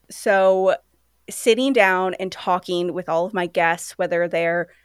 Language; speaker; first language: English; native; English